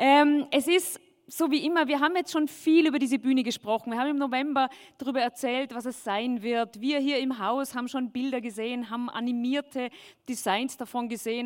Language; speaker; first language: German; native; German